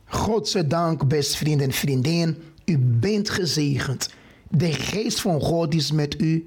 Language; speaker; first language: Dutch; non-native, fluent; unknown